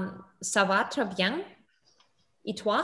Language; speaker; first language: French; non-native, learner; English